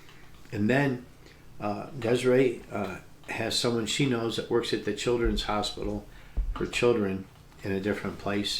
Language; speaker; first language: English; native; English